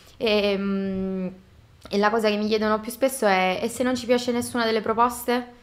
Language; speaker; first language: Italian; native; Italian